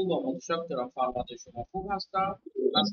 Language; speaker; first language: Persian; non-native, fluent; Urdu